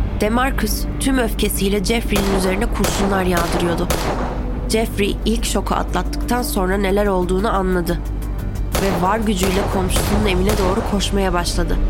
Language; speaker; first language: Turkish; native; Turkish